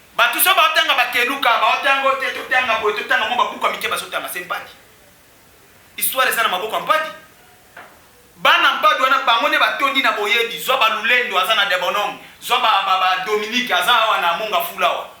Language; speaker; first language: Lingala; non-native, local second language; Kongo